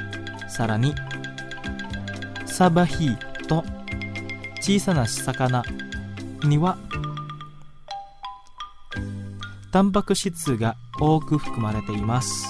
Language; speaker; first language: Japanese; non-native, fluent; Indonesian